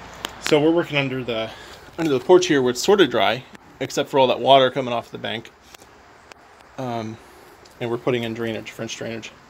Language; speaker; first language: English; native; English